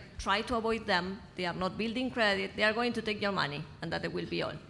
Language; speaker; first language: English; non-native, fluent; Spanish